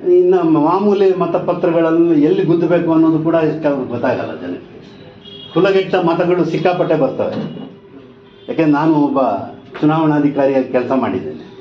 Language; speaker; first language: Kannada; non-native, local second language; Telugu